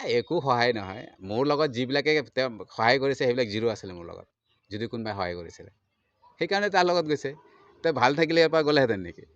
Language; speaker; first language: Assamese; non-native, local second language; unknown